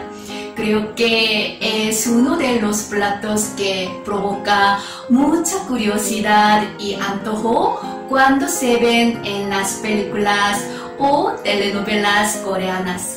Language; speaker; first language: Spanish; non-native, fluent; Korean